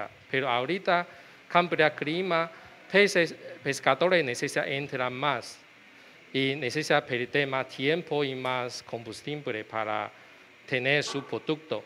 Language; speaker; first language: Spanish; non-native, learner; Chinese